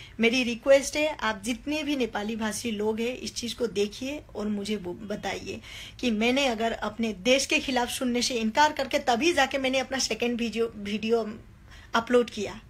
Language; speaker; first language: Hindi; non-native, local second language; Nepali